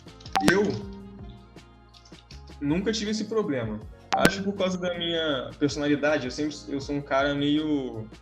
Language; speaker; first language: Portuguese; native; Portuguese